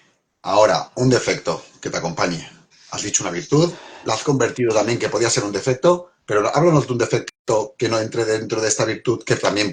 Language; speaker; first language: Spanish; native; Spanish